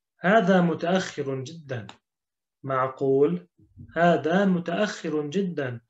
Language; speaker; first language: Arabic; non-native, fluent; Turkish